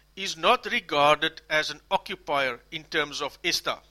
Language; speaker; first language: English; non-native, local second language; Afrikaans